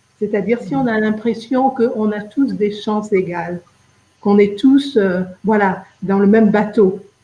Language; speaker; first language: French; native; French